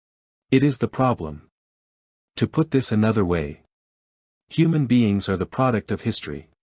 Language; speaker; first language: English; native; English